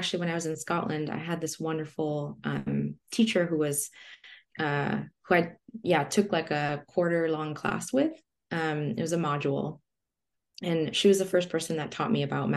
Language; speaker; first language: English; early bilingual, other home language; Spanish